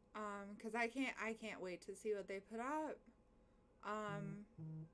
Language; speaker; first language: English; native; English